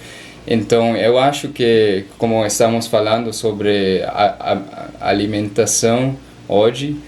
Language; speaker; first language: Portuguese; non-native, learner; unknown